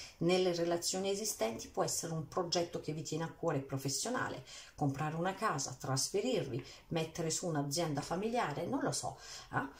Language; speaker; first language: Italian; early bilingual, heritage; Italian